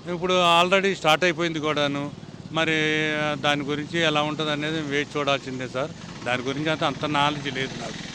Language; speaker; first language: Telugu; native; Telugu